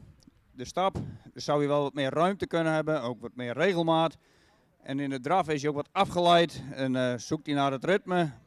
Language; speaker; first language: Dutch; native; Dutch